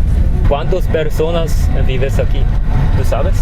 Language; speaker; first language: Spanish; non-native, learner; Korean